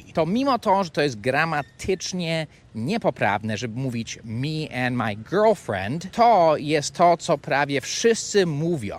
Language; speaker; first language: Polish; non-native, fluent; English